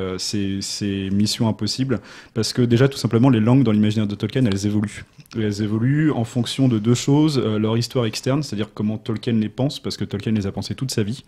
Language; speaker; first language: French; native; French